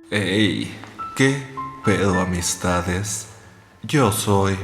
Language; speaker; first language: Spanish; native; Spanish